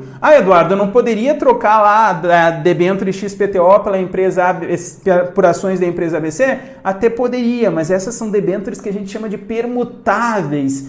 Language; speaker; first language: Portuguese; native; Portuguese